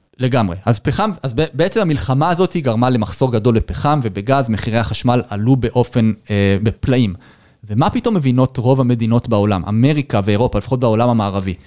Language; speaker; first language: Hebrew; native; Hebrew